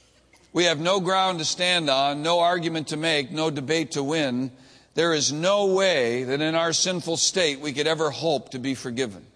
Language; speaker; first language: English; native; English